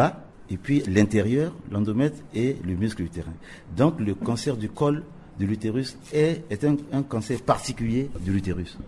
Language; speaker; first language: French; non-native, local second language; Sango